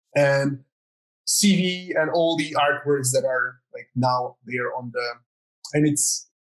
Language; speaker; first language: English; non-native, fluent; Croatian